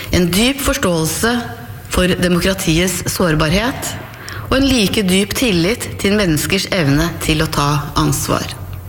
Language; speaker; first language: Norwegian; native; Norwegian